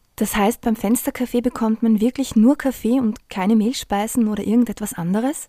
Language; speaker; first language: German; native; German